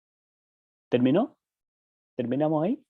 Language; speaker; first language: Spanish; native; Spanish